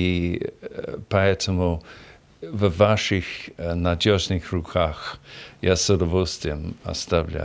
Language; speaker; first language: Russian; non-native, fluent; English